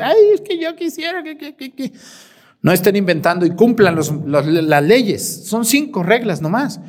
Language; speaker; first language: Spanish; native; Spanish